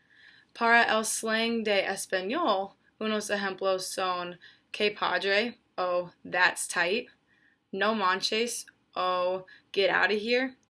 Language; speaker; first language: Spanish; non-native, learner; English